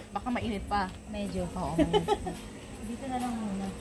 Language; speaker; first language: English; non-native, local second language; Bikol